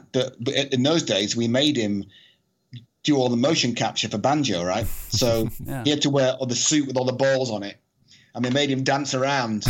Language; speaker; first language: English; native; English